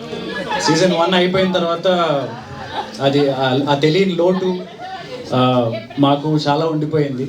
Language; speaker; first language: Telugu; native; Telugu